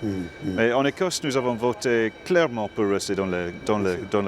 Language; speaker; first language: French; non-native, fluent; English